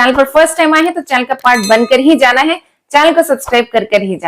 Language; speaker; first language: Hindi; native; Hindi